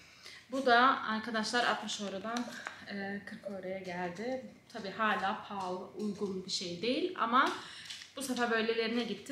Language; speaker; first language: Turkish; native; Turkish